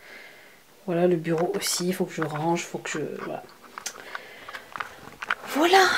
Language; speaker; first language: French; native; French